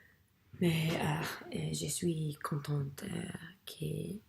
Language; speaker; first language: French; non-native, learner; English